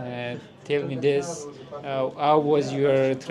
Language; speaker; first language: English; non-native, learner; Persian